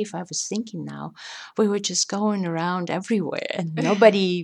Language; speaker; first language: English; non-native, fluent; Russian